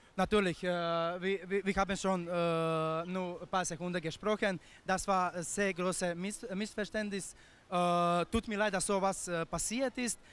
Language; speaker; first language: German; non-native, fluent; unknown